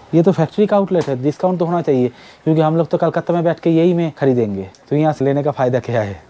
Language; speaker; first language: Hindi; non-native, local second language; Bangla